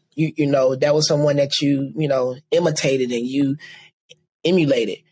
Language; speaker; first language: English; native; English